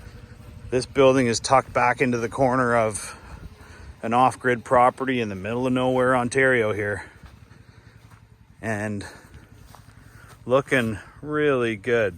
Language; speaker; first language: English; native; English